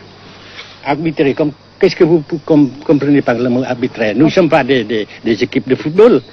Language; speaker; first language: French; non-native, fluent; Vietnamese